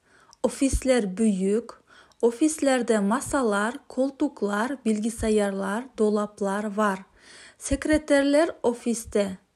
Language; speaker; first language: Turkish; non-native, fluent; Kazakh